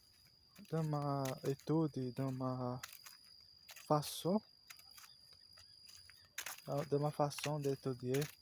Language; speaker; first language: French; non-native, learner; Portuguese